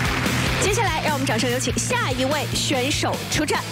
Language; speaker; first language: Chinese; native; Chinese